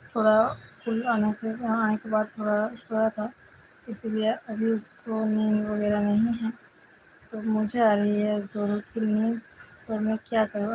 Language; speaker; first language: Hindi; non-native, local second language; Bangla